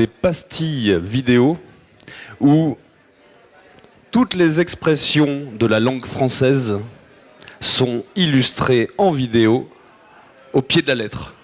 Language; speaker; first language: French; native; French